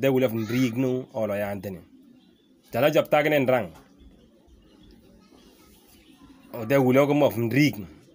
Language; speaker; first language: English; non-native, fluent; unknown